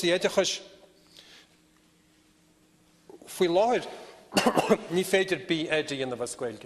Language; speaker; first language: Irish; native; Irish